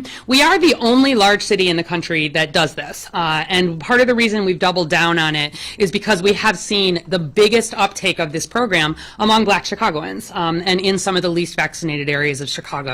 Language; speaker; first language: English; native; English